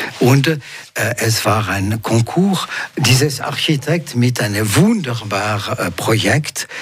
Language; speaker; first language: German; non-native, local second language; French